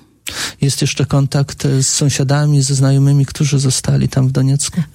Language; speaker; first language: Polish; native; Polish